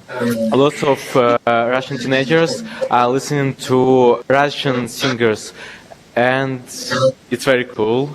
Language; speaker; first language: English; non-native, learner; Russian